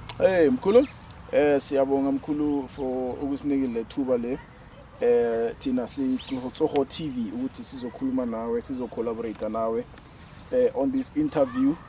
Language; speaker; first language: Zulu; non-native, local second language; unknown